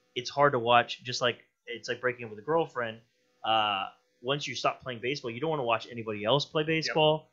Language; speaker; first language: English; native; English